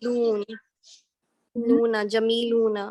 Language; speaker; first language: Arabic; non-native, learner; Urdu